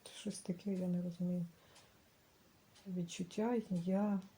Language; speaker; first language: Ukrainian; native; Ukrainian